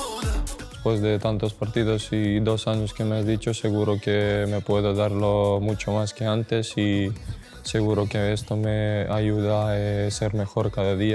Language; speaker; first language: Spanish; non-native, fluent; Serbian